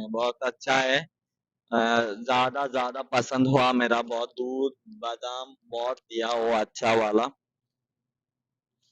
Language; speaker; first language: Hindi; non-native, learner; Bangla